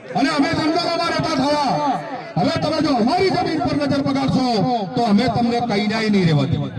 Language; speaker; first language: Gujarati; non-native, local second language; Bhili